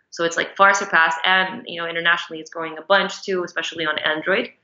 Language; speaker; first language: English; non-native, fluent; Portuguese